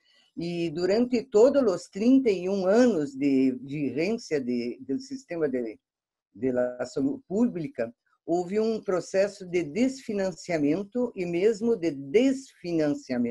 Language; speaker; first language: Spanish; non-native, fluent; Portuguese